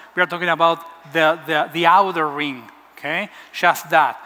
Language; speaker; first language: English; non-native, fluent; Spanish